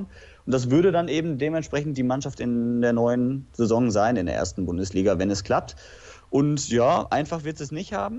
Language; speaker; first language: German; native; German